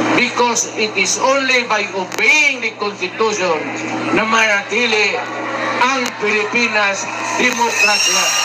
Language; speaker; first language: Filipino; non-native, local second language; Cebuano